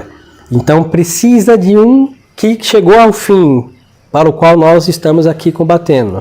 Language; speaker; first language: Portuguese; non-native, fluent; Spanish